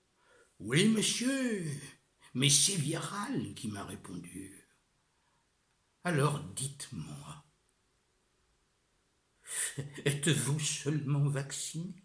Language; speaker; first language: French; native; French